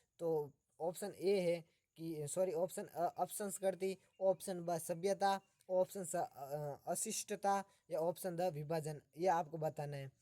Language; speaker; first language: Hindi; native; Hindi